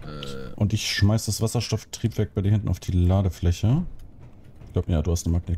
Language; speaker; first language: German; native; German